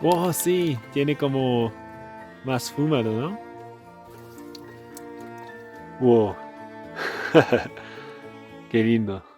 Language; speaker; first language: Spanish; non-native, learner; French